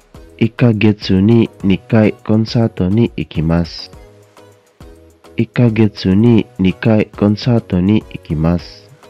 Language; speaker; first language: Japanese; non-native, fluent; Indonesian